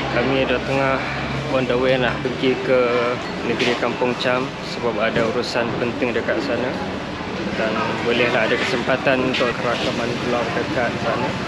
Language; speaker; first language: Malay; non-native, fluent; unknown